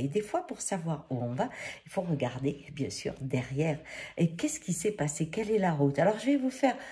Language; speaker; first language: French; native; French